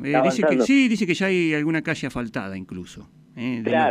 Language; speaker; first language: Spanish; native; Spanish